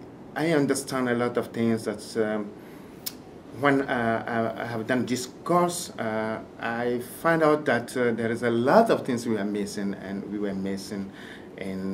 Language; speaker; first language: English; non-native, fluent; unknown